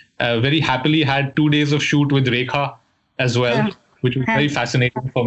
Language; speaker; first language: English; non-native, local second language; Hindi